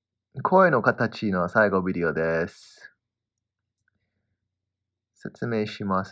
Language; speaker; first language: Japanese; non-native, learner; English